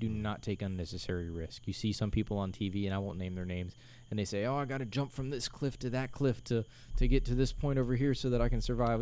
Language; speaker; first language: English; native; English